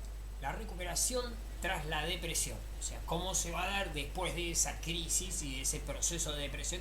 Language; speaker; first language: Spanish; native; Spanish